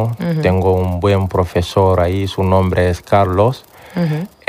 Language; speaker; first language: Spanish; non-native, learner; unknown